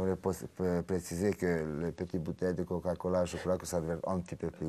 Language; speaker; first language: French; non-native, fluent; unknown